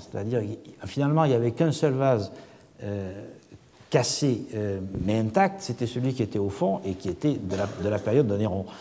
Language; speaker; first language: French; native; French